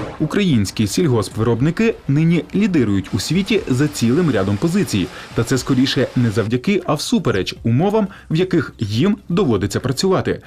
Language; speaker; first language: Ukrainian; native; Ukrainian